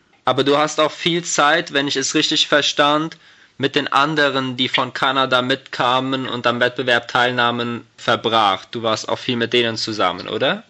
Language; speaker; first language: German; native; German